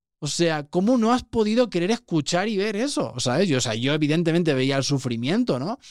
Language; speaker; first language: Spanish; native; Spanish